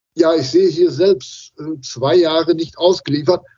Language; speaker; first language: German; native; German